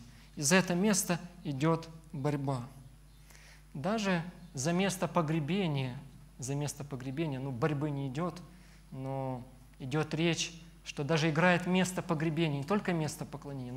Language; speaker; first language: Russian; native; Russian